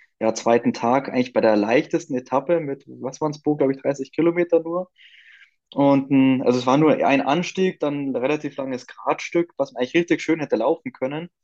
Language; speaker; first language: German; native; German